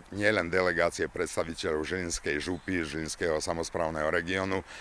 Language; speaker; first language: Slovak; native; Slovak